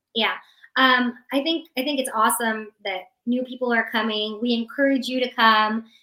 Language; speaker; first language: English; early bilingual, other home language; Persian